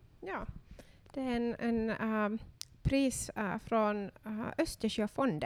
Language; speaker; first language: Swedish; non-native, local second language; Finnish